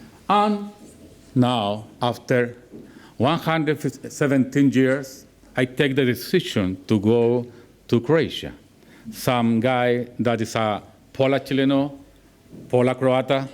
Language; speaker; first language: English; non-native, learner; Spanish